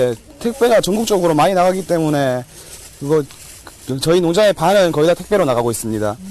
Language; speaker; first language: Korean; native; Korean